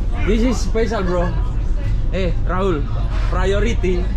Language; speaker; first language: English; non-native, learner; Javanese